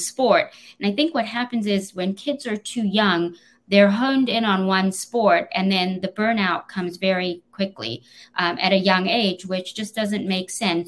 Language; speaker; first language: English; native; English